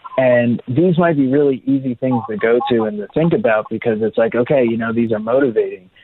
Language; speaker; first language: English; native; English